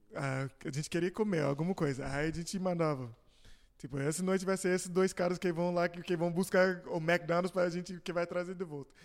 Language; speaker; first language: Portuguese; non-native, fluent; English